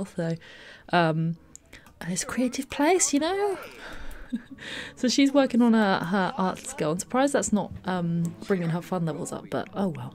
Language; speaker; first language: English; native; English